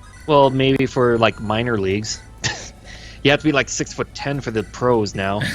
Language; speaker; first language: English; native; English